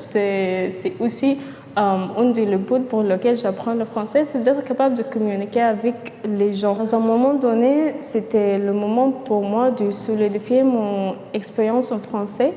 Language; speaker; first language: French; non-native, fluent; Arabic